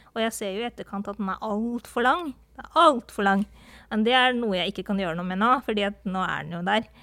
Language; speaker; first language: Norwegian; early bilingual, other home language; Urdu